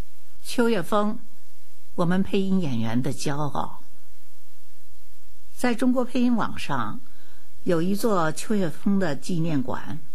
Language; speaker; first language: Chinese; native; Chinese